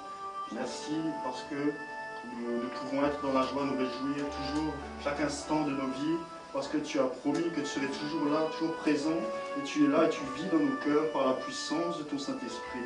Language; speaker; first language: French; native; French